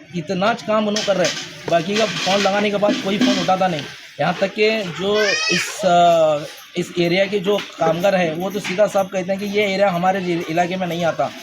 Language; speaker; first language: Hindi; native; Hindi